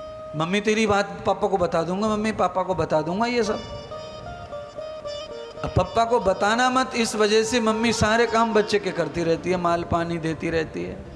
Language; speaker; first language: Hindi; native; Hindi